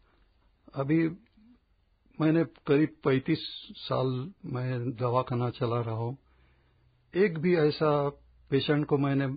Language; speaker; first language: Hindi; non-native, local second language; Marathi